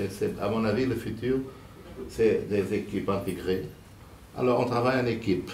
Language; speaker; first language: French; non-native, fluent; Portuguese